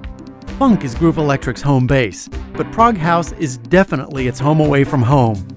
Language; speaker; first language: English; native; English